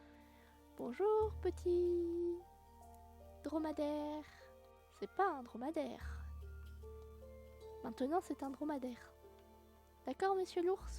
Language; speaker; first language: French; native; French